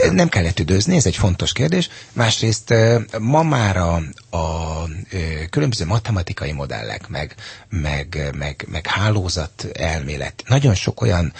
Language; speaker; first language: Hungarian; native; Hungarian